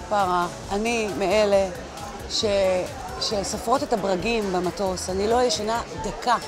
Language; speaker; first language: Hebrew; native; Hebrew